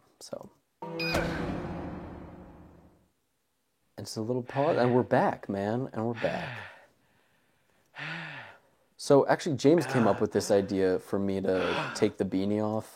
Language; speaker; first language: English; native; English